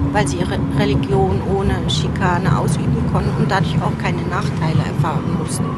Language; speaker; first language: German; early bilingual, other home language; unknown